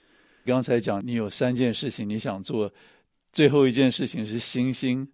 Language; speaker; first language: Chinese; native; Chinese